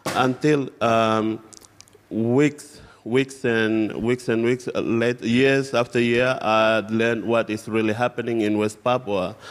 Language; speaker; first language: English; non-native, fluent; Indonesian